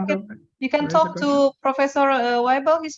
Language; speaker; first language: English; non-native, fluent; Indonesian